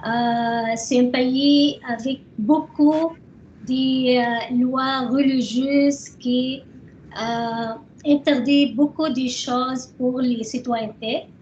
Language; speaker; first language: French; non-native, learner; Arabic